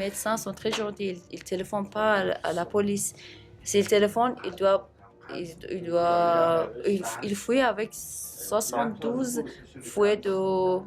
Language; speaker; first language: French; non-native, fluent; Persian